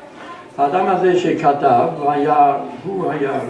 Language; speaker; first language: Hebrew; non-native, fluent; German